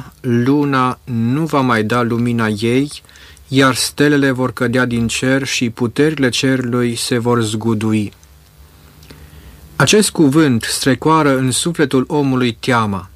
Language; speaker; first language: Romanian; native; Romanian